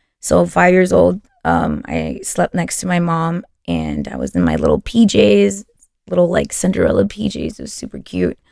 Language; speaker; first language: English; early bilingual, other home language; Spanish